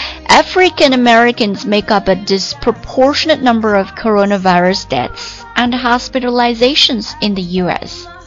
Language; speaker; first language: English; non-native, fluent; Chinese